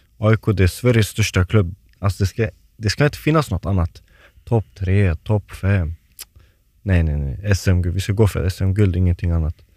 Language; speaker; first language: Swedish; early bilingual, other home language; Turoyo